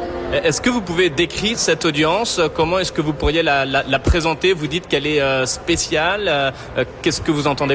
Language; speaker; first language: French; native; French